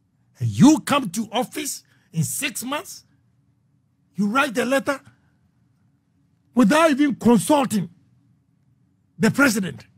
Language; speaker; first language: English; non-native, local second language; Akan